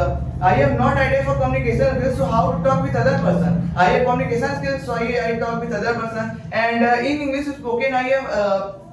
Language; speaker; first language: English; non-native, learner; Hindi